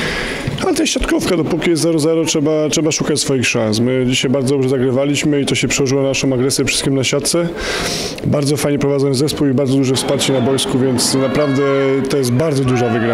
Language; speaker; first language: Polish; native; Polish